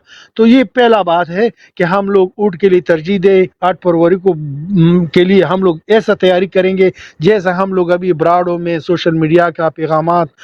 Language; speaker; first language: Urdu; non-native, local second language; Pashto